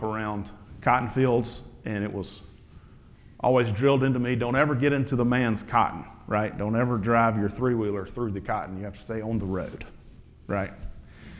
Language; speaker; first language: English; native; English